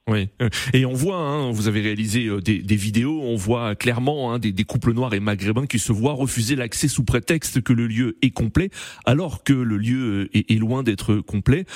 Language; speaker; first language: French; native; French